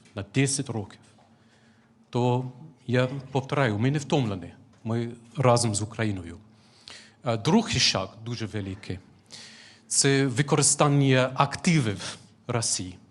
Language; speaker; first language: Ukrainian; non-native, fluent; English